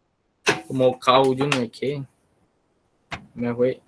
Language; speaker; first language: Spanish; native; Spanish